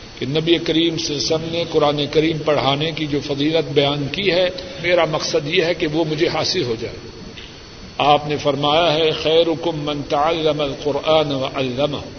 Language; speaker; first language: Urdu; non-native, local second language; Punjabi